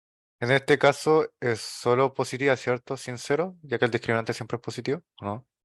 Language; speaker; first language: Spanish; native; Spanish